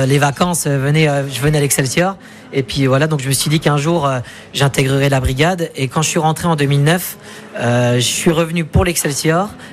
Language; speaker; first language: French; native; French